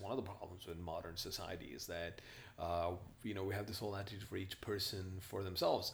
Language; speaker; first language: English; non-native, local second language; Hindi